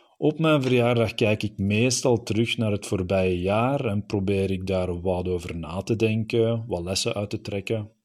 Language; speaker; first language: Dutch; native; Dutch